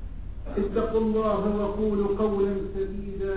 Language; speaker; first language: Arabic; native; Arabic